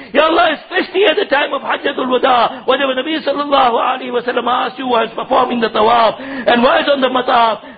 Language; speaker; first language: English; non-native, local second language; Urdu